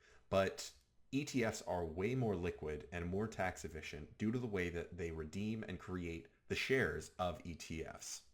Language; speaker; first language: English; native; English